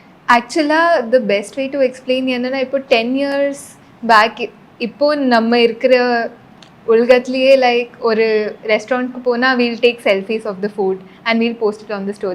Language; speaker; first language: Tamil; non-native, fluent; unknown